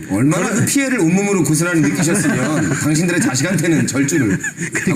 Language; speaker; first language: Korean; native; Korean